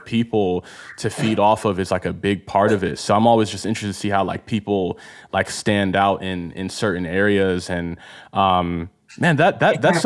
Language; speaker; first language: English; early bilingual, other home language; Igbo